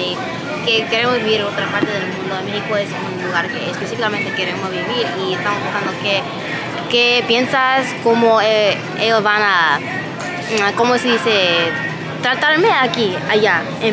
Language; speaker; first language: Spanish; non-native, learner; English